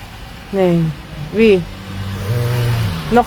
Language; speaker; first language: Dutch; non-native, learner; Filipino